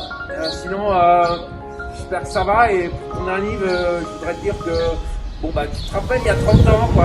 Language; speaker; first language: French; native; French